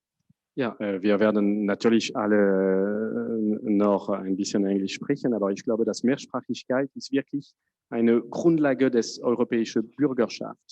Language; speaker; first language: German; non-native, fluent; French